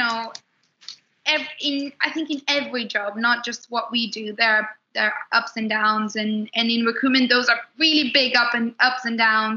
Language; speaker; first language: English; non-native, fluent; Portuguese